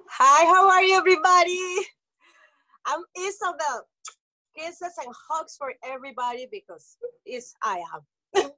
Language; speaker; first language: English; non-native, local second language; Spanish